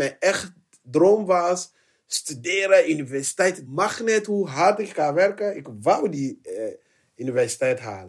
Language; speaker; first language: Dutch; non-native, fluent; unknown